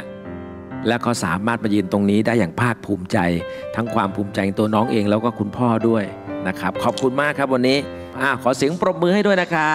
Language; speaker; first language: Thai; native; Thai